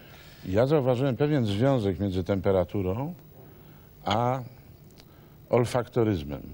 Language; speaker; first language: Polish; native; Polish